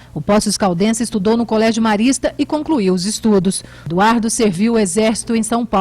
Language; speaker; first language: Portuguese; native; Portuguese